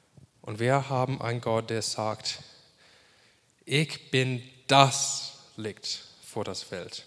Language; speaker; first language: German; non-native, fluent; English